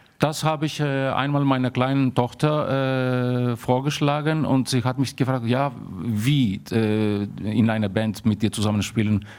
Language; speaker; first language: German; early bilingual, heritage; German